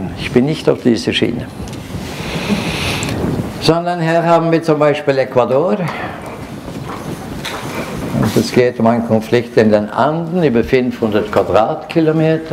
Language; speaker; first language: German; non-native, fluent; Norwegian